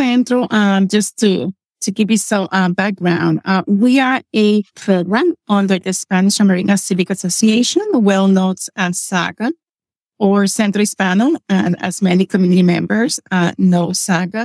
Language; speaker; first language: English; non-native, fluent; Spanish